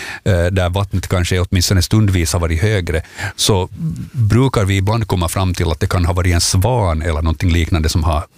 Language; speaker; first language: Swedish; native; Swedish